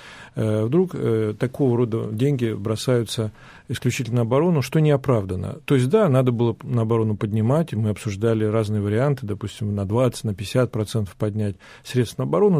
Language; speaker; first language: Russian; native; Russian